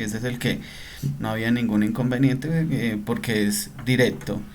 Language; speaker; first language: Spanish; native; Spanish